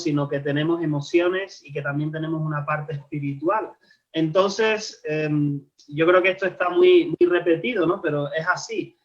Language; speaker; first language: Spanish; native; Spanish